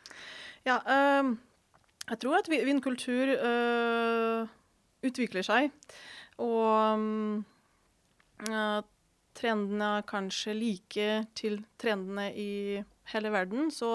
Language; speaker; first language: Norwegian; non-native, fluent; Ukrainian